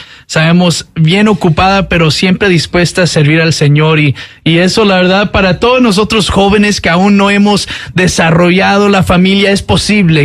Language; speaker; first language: Spanish; early bilingual, heritage; Spanish